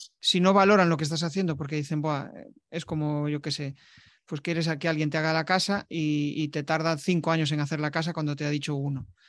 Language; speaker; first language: Spanish; native; Spanish